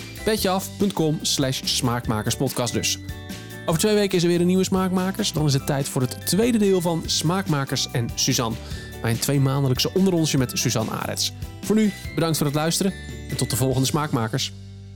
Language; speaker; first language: Dutch; native; Dutch